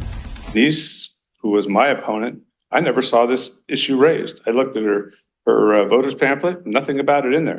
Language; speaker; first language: English; native; English